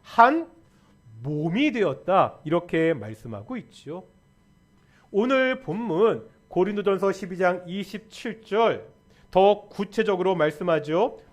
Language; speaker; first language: Korean; native; Korean